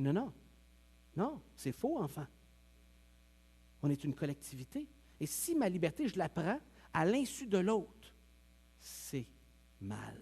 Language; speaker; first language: French; native; French